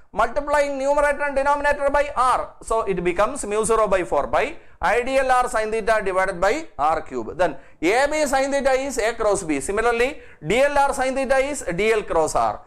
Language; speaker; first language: English; non-native, local second language; Malayalam